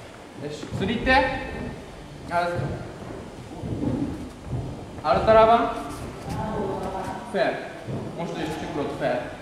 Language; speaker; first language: Hungarian; non-native, learner; Japanese